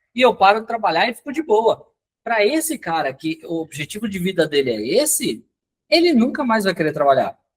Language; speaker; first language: Portuguese; native; Portuguese